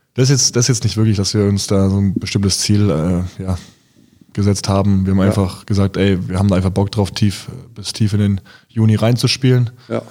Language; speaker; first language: German; native; German